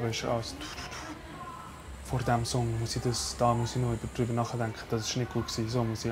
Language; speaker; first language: German; native; German